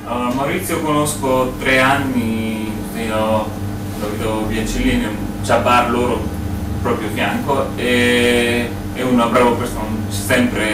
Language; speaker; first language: Italian; non-native, learner; Bangla